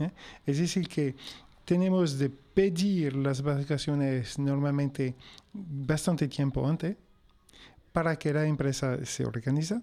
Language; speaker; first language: Spanish; non-native, fluent; French